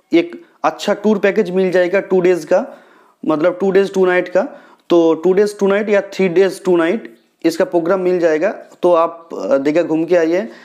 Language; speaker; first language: Hindi; non-native, local second language; Bangla